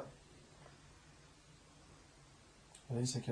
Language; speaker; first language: Arabic; non-native, learner; French